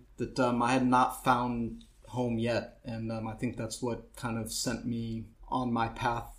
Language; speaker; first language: English; native; English